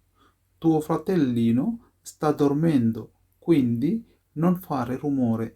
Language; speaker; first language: Italian; non-native, fluent; Sinhala